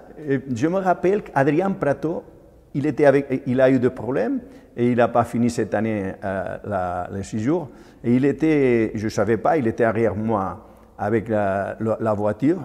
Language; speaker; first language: French; non-native, fluent; Spanish